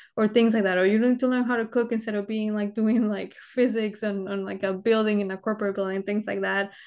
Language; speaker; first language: English; early bilingual, other home language; Spanish